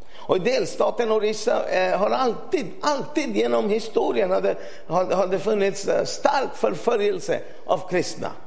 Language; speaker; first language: Swedish; non-native, fluent; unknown